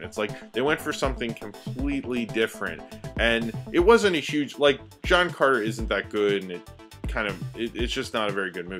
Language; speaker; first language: English; native; English